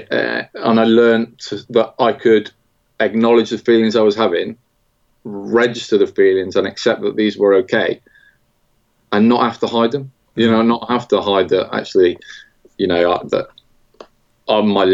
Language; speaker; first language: English; native; English